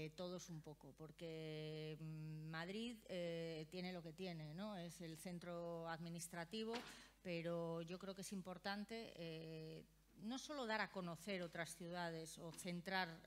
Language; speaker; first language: Spanish; native; Spanish